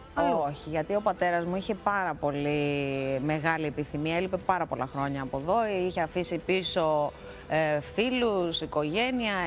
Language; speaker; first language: Greek; early bilingual, other home language; Russian